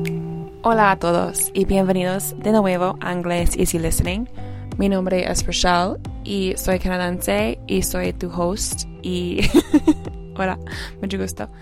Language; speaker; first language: Spanish; non-native, fluent; English